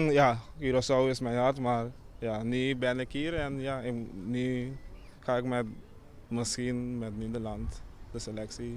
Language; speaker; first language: Dutch; non-native, local second language; Papiamento